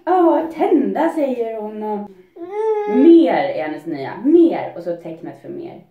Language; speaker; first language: Swedish; native; Swedish